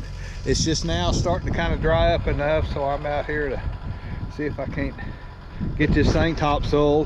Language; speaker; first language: English; native; English